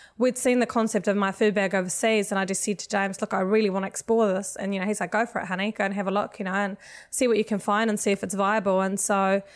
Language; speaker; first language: English; non-native, fluent; Swedish